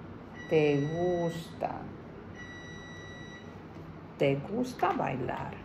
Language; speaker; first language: Spanish; non-native, fluent; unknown